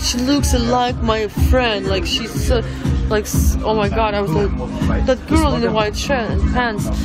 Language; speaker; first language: English; non-native, fluent; Russian